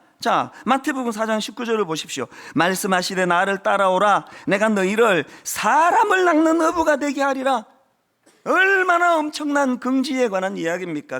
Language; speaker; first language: Korean; native; Korean